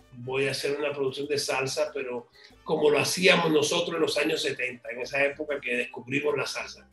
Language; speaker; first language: Spanish; native; Spanish